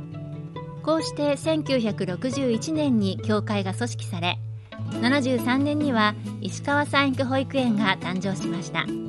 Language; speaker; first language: Japanese; native; Japanese